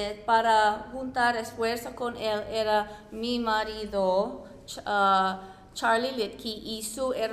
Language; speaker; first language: Spanish; non-native, fluent; English